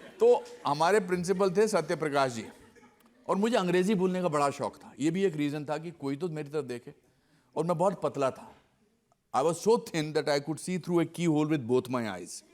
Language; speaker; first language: Hindi; native; Hindi